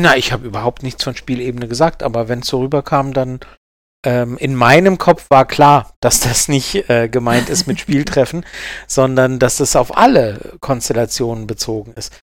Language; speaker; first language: German; native; German